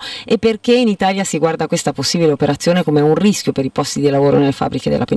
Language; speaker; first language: Italian; native; Italian